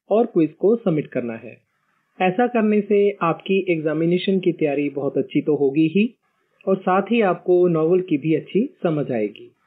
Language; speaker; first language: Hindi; non-native, local second language; Punjabi